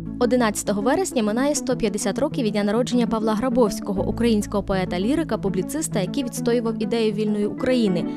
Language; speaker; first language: Ukrainian; native; Ukrainian